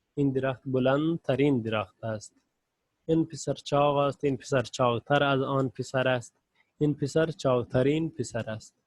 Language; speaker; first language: Persian; non-native, fluent; Urdu